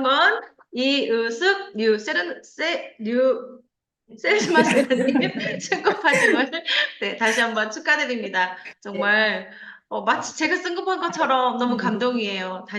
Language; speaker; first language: Korean; native; Korean